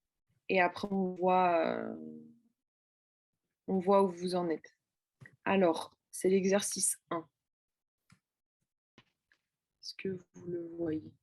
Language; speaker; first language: French; native; French